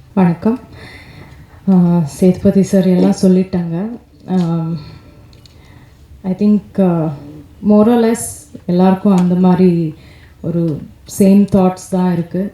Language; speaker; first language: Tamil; non-native, local second language; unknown